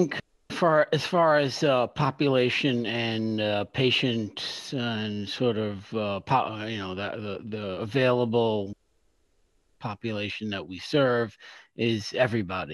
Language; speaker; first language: English; native; English